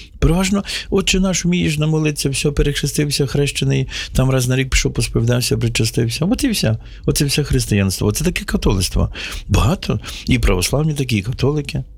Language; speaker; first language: Ukrainian; native; Ukrainian